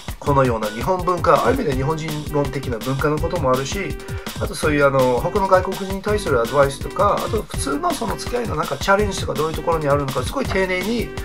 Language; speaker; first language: Japanese; non-native, fluent; English